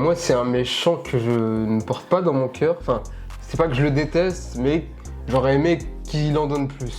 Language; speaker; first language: French; native; French